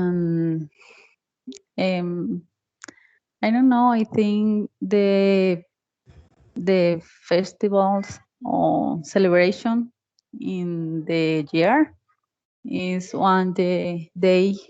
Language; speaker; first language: English; non-native, learner; Spanish